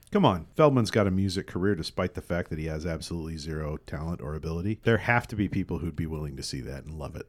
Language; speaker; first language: English; native; English